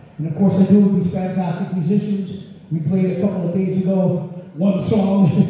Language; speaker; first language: English; native; English